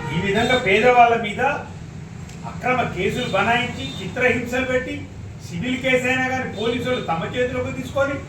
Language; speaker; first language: Telugu; native; Telugu